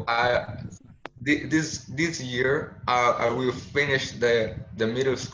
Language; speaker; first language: English; non-native, learner; Portuguese